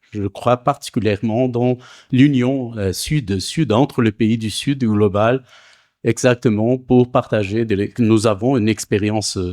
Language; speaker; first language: French; non-native, fluent; Portuguese